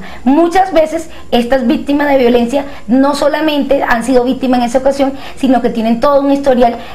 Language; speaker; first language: Spanish; native; Spanish